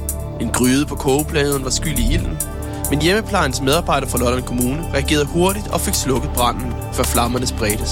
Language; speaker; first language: Danish; native; Danish